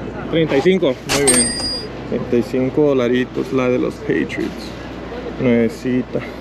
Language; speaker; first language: Spanish; native; Spanish